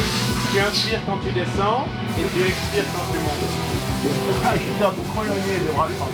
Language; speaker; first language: French; non-native, learner; German